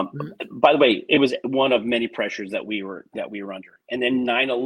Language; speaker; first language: English; native; English